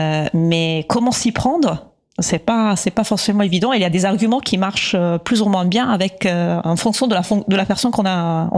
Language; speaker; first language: French; native; French